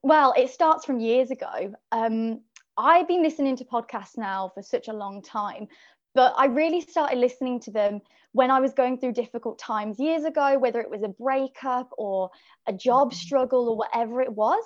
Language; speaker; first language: English; native; English